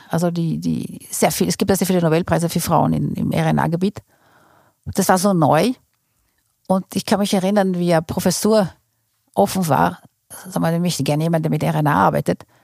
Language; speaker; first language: German; non-native, fluent; Portuguese